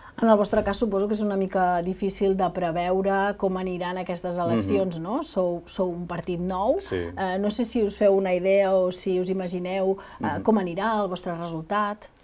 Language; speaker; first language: Catalan; native; Catalan